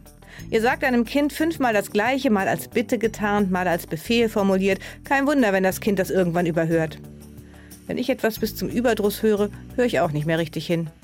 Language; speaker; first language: German; native; German